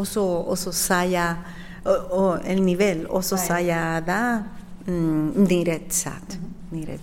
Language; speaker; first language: Basque; non-native, learner; Spanish